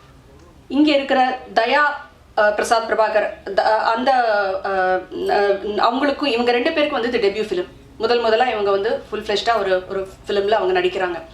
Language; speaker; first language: Tamil; native; Tamil